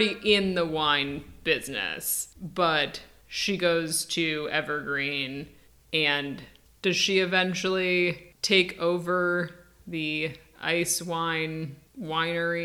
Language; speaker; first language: English; native; English